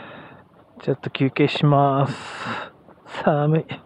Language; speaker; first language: Japanese; native; Japanese